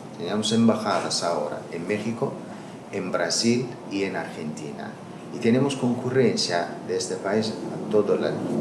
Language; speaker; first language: Spanish; non-native, learner; Azerbaijani